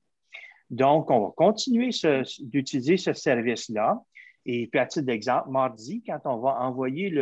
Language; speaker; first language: French; native; French